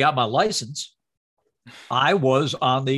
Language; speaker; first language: English; native; English